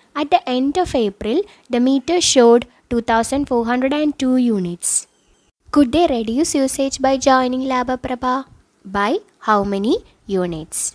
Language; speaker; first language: English; non-native, local second language; Malayalam